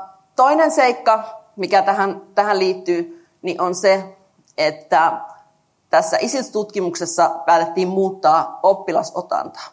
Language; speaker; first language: Finnish; native; Finnish